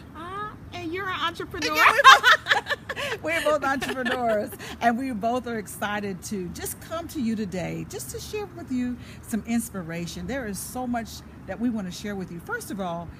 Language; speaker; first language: English; native; English